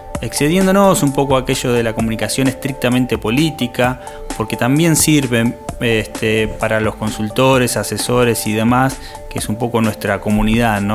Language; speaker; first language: Spanish; native; Spanish